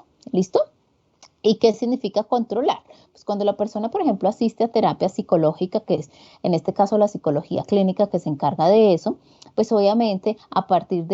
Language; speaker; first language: Spanish; native; Spanish